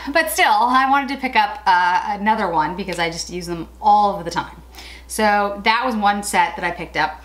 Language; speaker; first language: English; native; English